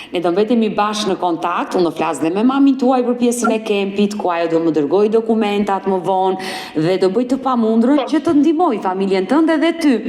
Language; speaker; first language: Albanian; native; Albanian